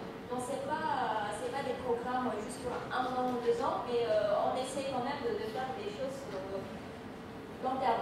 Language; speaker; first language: French; non-native, fluent; Indonesian